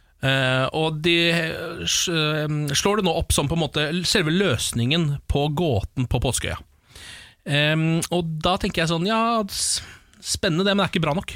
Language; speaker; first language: Norwegian; native; Norwegian